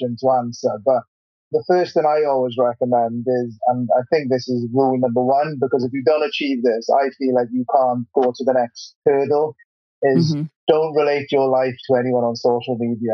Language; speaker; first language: English; native; English